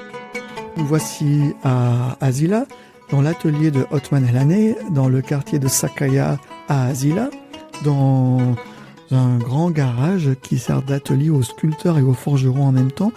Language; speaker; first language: French; native; French